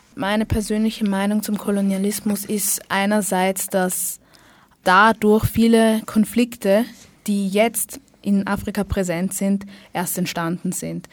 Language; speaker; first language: German; early bilingual, other home language; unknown